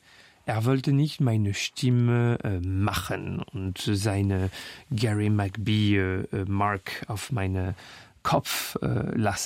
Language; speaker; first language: German; non-native, fluent; French